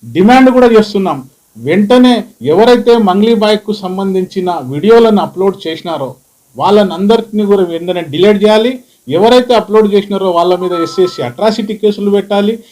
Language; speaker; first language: Telugu; non-native, local second language; Lambadi